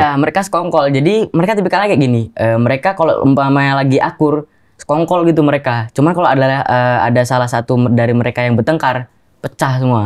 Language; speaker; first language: Indonesian; non-native, local second language; Javanese